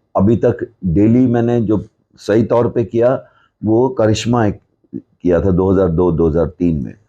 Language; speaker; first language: Hindi; non-native, local second language; Punjabi